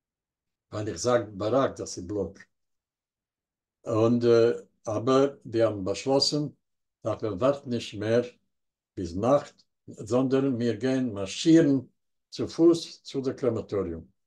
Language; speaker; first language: German; non-native, learner; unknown